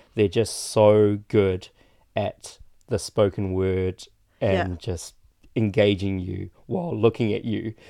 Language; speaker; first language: English; native; English